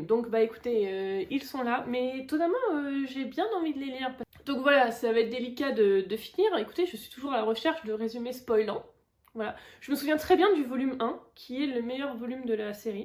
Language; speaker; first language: French; native; French